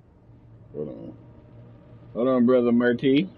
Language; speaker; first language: English; native; English